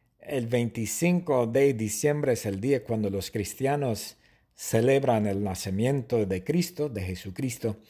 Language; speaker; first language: Spanish; non-native, fluent; English